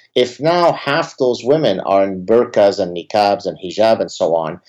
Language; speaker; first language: English; early bilingual, other home language; Arabic